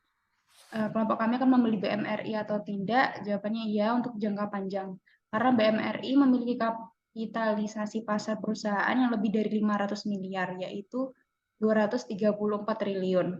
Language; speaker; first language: Indonesian; native; Indonesian